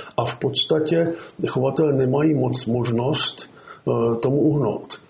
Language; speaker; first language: Czech; native; Czech